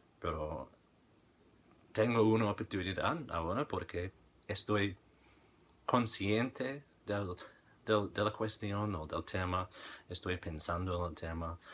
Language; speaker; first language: Spanish; non-native, fluent; English